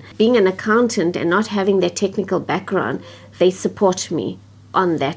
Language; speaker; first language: English; native; English